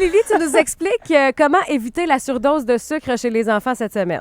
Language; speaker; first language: French; native; French